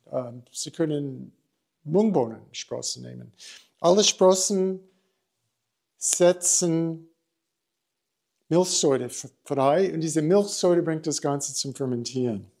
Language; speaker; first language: German; non-native, fluent; English